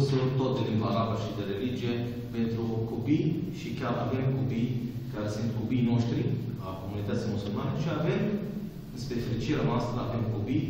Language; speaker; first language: Romanian; non-native, fluent; Arabic